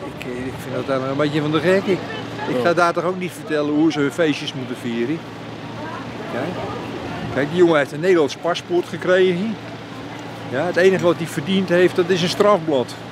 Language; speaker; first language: Dutch; native; Dutch